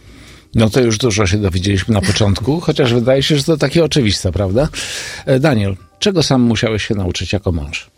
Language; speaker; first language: Polish; native; Polish